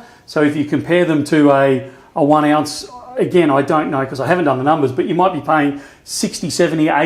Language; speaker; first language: English; native; English